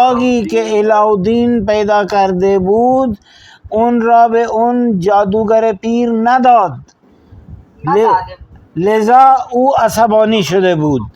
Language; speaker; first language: Persian; non-native, fluent; Urdu